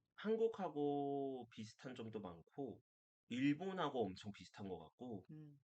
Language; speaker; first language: Korean; native; Korean